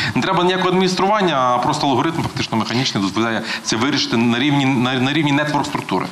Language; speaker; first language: Ukrainian; native; Ukrainian